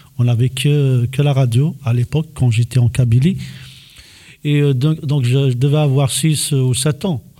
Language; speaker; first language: French; non-native, local second language; Kabyle